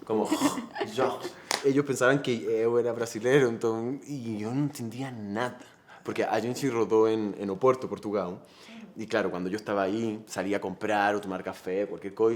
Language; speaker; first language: Portuguese; non-native, fluent; Spanish